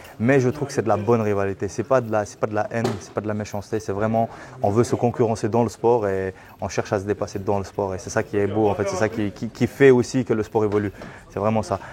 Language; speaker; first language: French; native; French